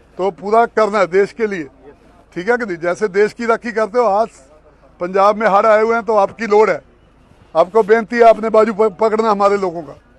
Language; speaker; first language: Hindi; non-native, local second language; Punjabi